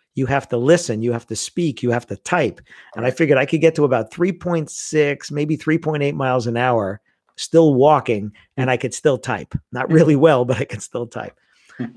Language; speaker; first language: English; native; English